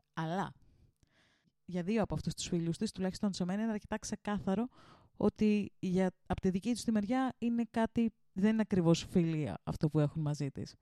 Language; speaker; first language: Greek; early bilingual, heritage; Greek